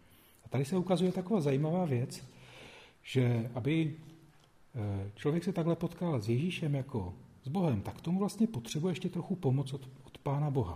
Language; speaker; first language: Czech; native; Czech